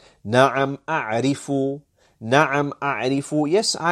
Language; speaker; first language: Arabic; non-native, fluent; English